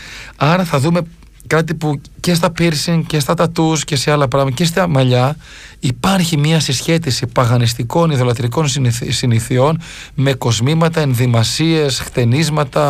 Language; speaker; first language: Greek; native; Greek